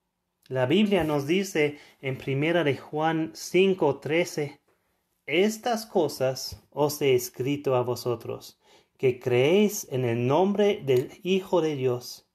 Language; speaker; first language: Spanish; non-native, fluent; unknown